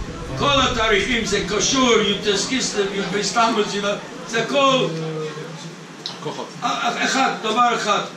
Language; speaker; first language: Hebrew; non-native, fluent; English